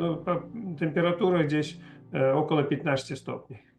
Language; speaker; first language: Polish; non-native, learner; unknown